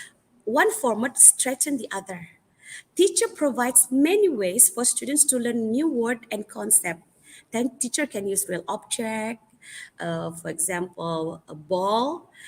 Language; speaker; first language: English; non-native, fluent; Indonesian